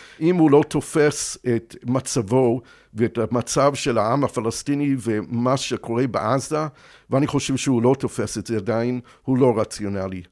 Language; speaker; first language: Hebrew; non-native, fluent; English